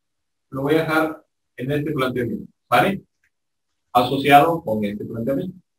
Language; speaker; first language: Spanish; native; Spanish